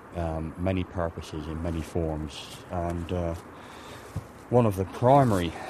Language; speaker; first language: English; native; English